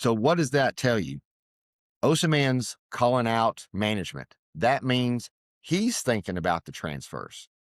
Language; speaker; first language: English; native; English